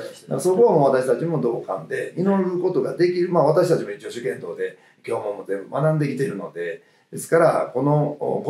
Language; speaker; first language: Japanese; native; Japanese